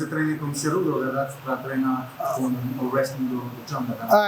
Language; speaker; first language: Portuguese; non-native, learner; French